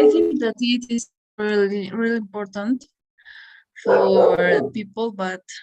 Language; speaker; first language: English; non-native, learner; Spanish